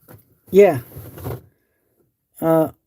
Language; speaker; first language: English; native; English